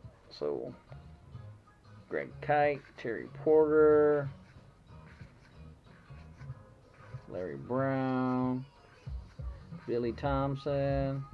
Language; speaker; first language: English; native; English